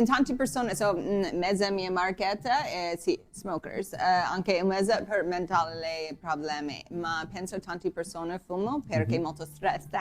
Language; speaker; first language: Italian; non-native, learner; English